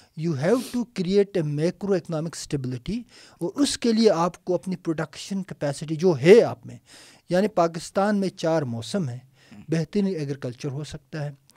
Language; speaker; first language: Urdu; non-native, local second language; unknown